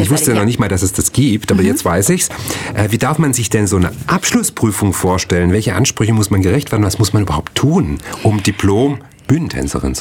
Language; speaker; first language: German; native; German